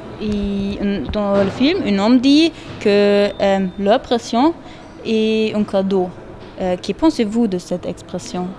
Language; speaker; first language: French; non-native, learner; German